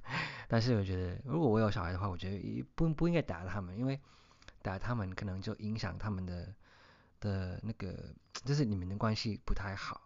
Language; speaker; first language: Chinese; early bilingual, heritage; Chinese